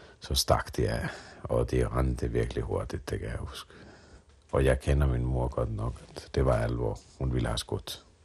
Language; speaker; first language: Danish; non-native, fluent; Finnish